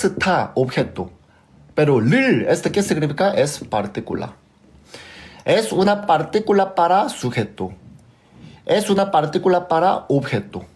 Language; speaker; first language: Spanish; non-native, fluent; Korean